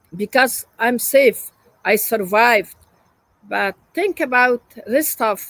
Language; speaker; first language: English; non-native, learner; Persian